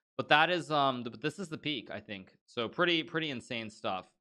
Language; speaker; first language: English; native; English